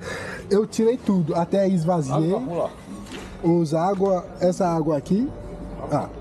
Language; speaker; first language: Portuguese; non-native, fluent; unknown